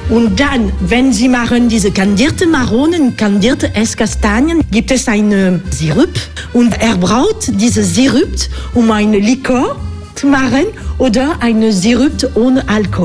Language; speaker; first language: German; non-native, fluent; French